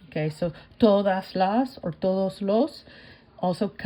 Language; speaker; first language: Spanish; non-native, fluent; English